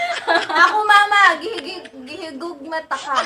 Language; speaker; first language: Cebuano; non-native, learner; Filipino